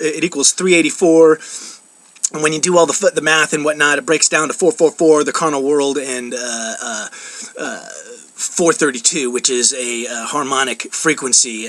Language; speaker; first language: English; native; English